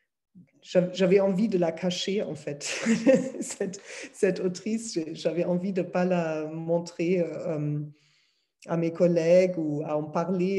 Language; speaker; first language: French; non-native, fluent; German